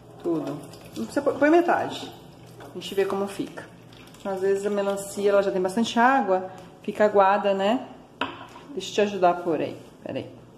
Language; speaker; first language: Portuguese; native; Portuguese